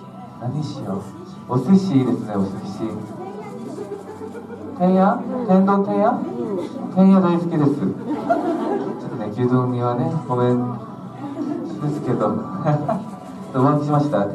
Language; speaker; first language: Japanese; non-native, learner; Korean